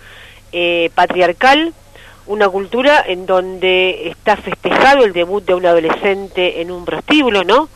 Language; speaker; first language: Spanish; native; Spanish